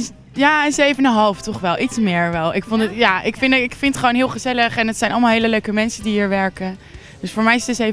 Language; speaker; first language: Dutch; native; Dutch